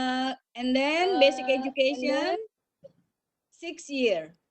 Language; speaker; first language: English; non-native, learner; Indonesian